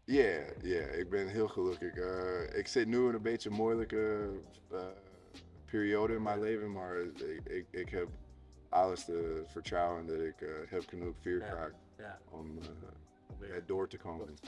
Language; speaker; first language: Dutch; non-native, fluent; English